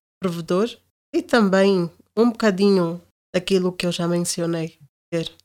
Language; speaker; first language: Portuguese; native; Portuguese